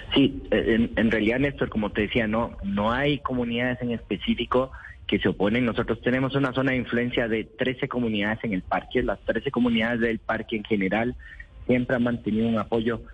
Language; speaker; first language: Spanish; native; Spanish